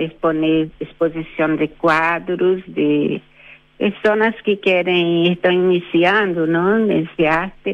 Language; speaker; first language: Spanish; non-native, fluent; Portuguese